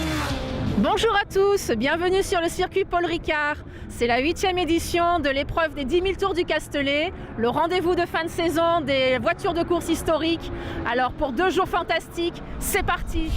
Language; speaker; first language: French; native; French